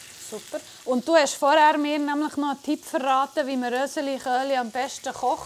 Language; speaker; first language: German; native; German